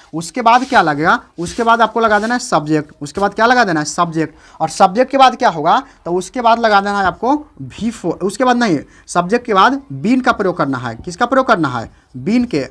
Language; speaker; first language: Hindi; native; Hindi